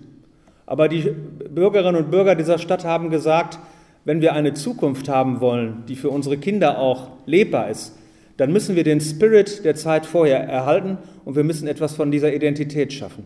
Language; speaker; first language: German; native; German